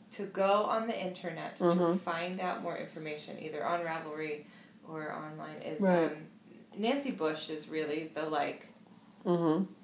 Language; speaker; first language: English; native; English